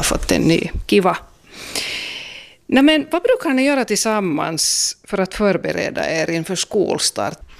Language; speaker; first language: Swedish; native; Swedish